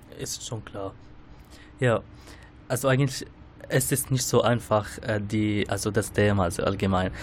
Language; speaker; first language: German; non-native, learner; Arabic